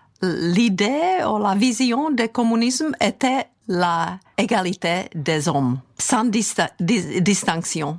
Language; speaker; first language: French; non-native, fluent; Czech